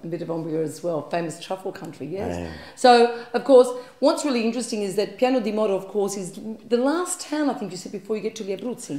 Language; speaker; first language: English; early bilingual, other home language; Italian